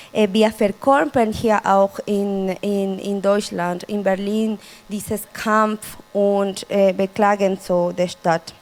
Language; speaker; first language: German; non-native, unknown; Spanish